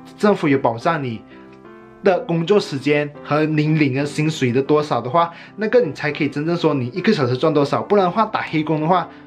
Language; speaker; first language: Chinese; native; Chinese